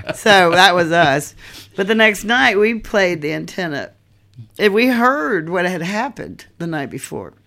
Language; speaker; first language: English; native; English